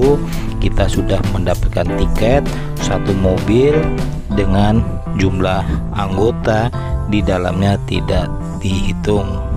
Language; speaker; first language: Indonesian; native; Indonesian